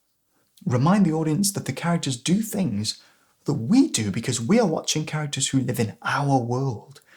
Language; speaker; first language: English; native; English